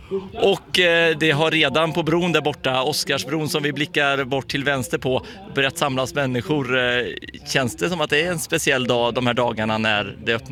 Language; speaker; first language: Swedish; native; Swedish